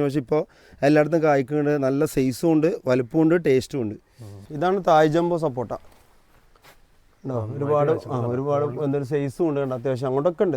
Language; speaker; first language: Malayalam; native; Malayalam